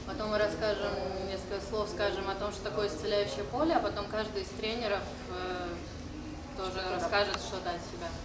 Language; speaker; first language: Russian; native; Russian